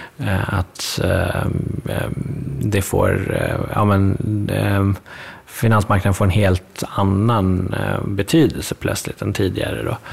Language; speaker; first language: Swedish; early bilingual, other home language; Persian